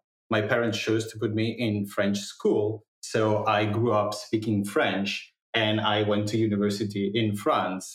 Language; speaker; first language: English; non-native, fluent; Catalan